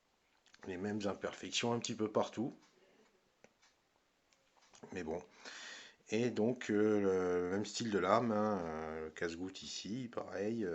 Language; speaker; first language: French; native; French